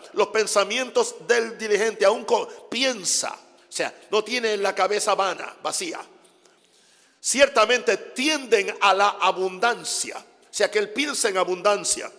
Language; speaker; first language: Spanish; non-native, fluent; English